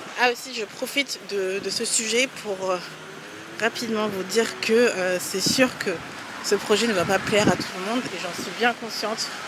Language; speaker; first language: French; early bilingual, other home language; German